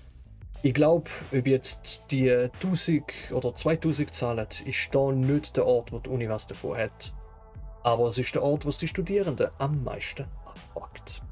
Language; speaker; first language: German; native; German